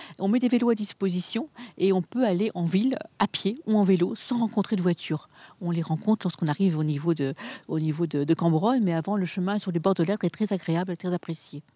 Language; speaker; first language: French; native; French